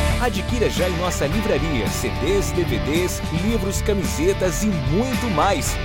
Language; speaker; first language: Portuguese; native; Portuguese